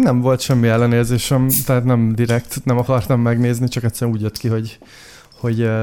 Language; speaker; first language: Hungarian; native; Hungarian